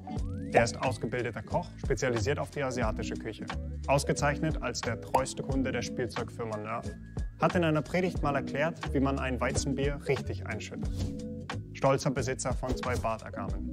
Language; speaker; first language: German; native; German